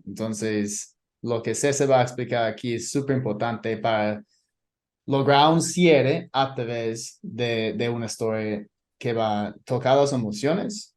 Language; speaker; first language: Spanish; non-native, fluent; English